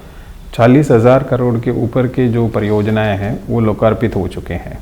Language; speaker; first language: Hindi; non-native, local second language; Tamil